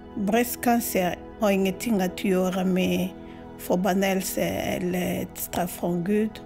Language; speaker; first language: Swedish; non-native, fluent; Lingala